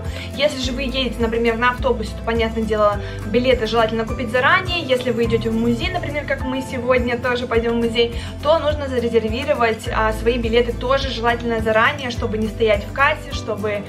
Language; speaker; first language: Russian; native; Russian